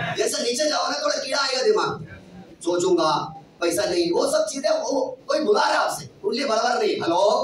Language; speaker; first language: Hindi; non-native, local second language; Kannada